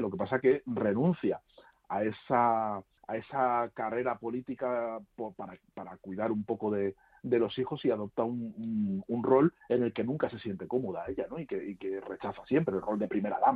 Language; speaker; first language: Spanish; native; Spanish